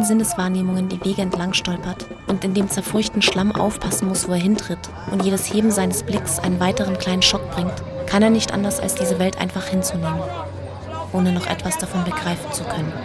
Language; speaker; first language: German; native; German